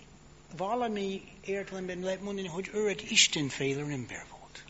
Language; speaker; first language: Hungarian; non-native, fluent; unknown